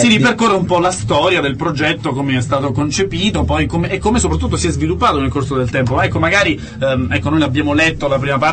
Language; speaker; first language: Italian; native; Italian